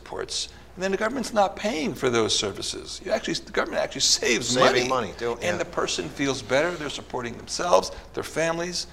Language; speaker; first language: English; early bilingual, other home language; Italian